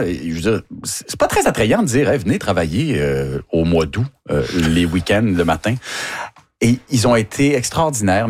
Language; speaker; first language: French; native; French